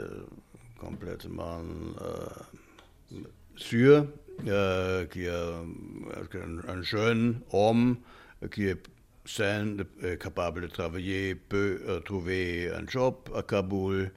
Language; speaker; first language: French; non-native, fluent; German